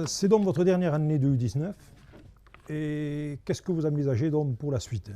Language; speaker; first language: French; native; French